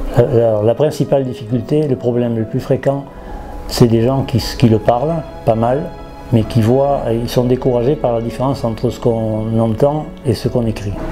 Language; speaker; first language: French; native; French